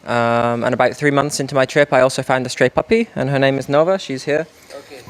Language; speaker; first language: English; non-native, fluent; Italian